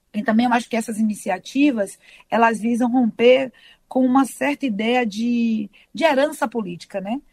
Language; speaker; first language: Portuguese; native; Portuguese